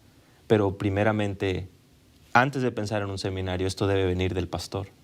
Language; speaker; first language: Spanish; native; Spanish